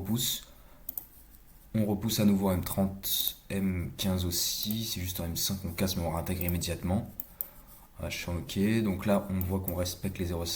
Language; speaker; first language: French; native; French